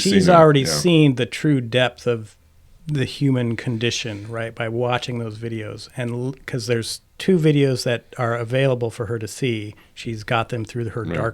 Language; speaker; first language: English; native; English